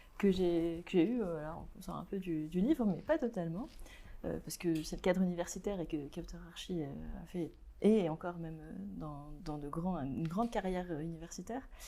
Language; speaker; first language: French; early bilingual, other home language; Arabic